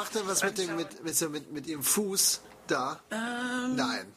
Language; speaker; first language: German; non-native, fluent; English